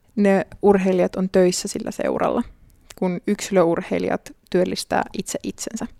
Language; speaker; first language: Finnish; native; Finnish